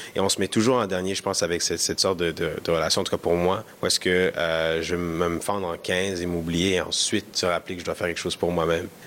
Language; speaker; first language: French; early bilingual, other home language; Kinyarwanda